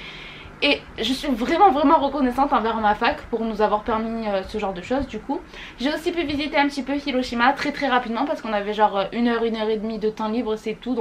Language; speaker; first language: French; native; French